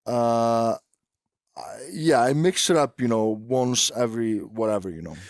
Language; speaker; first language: English; non-native, fluent; Icelandic